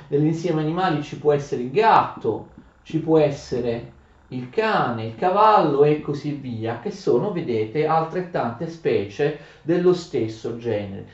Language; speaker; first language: Italian; native; Italian